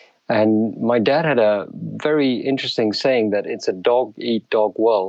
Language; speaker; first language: English; native; English